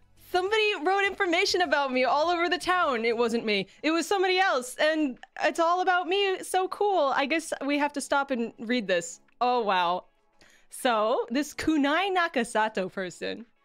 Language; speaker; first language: English; native; English